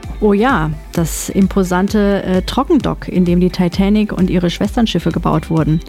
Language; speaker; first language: German; native; German